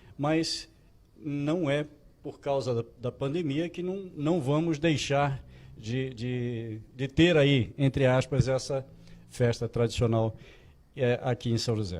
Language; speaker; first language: Portuguese; native; Portuguese